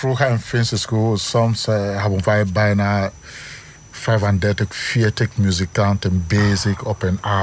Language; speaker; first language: Dutch; non-native, learner; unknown